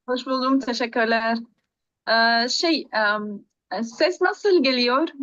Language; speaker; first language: Turkish; non-native, learner; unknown